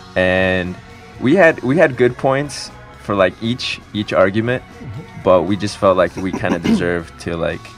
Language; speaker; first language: English; early bilingual, other home language; Spanish